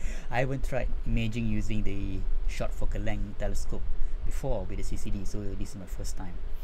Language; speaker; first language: English; non-native, local second language; Malay